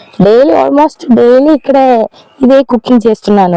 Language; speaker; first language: Telugu; non-native, learner; Malayalam